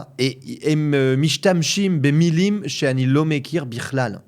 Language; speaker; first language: Hebrew; non-native, learner; French